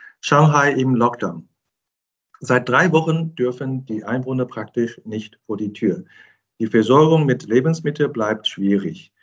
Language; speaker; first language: German; non-native, fluent; Chinese